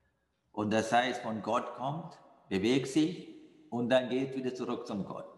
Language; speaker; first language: German; non-native, fluent; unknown